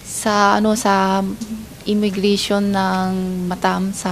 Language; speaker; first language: Filipino; non-native, learner; Chinese